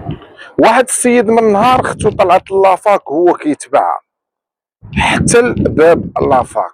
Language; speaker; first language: Arabic; native; Arabic